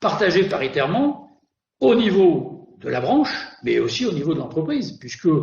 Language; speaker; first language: French; native; French